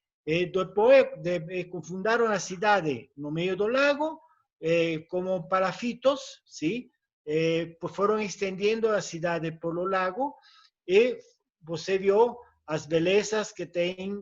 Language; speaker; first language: Portuguese; non-native, learner; Spanish